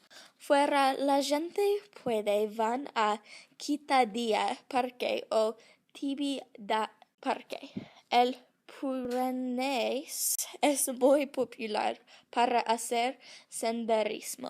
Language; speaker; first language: Spanish; non-native, learner; English